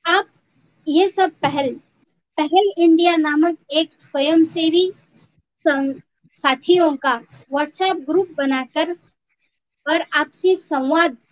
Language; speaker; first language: Hindi; non-native, local second language; Marathi